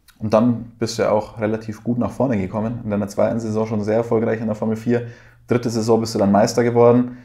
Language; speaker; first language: German; native; German